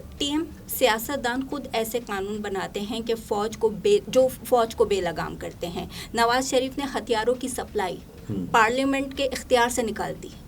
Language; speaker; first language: Urdu; native; Urdu